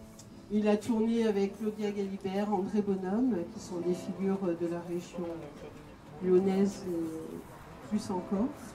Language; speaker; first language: French; native; French